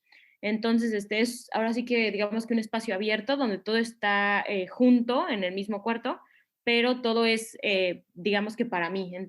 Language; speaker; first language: Spanish; native; Spanish